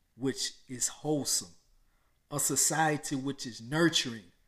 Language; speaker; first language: English; native; English